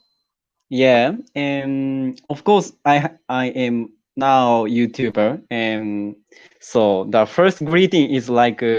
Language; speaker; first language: English; non-native, learner; Japanese